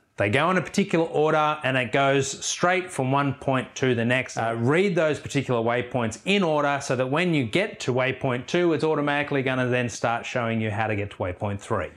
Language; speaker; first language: English; native; English